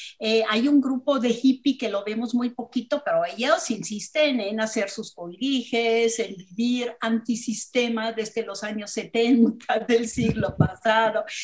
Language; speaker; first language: Spanish; non-native, fluent; German